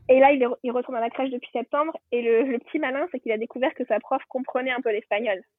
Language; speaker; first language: French; native; French